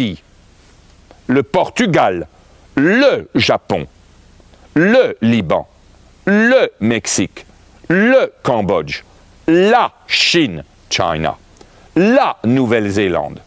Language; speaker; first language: French; native; French